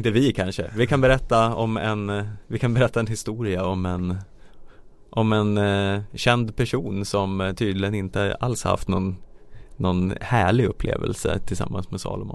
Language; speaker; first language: Swedish; native; Swedish